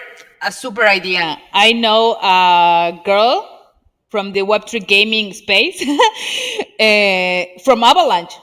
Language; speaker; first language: English; non-native, learner; Spanish